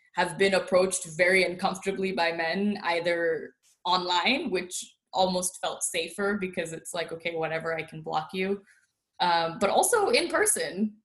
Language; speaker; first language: English; native; English